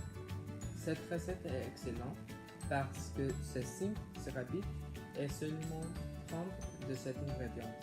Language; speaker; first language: French; non-native, learner; English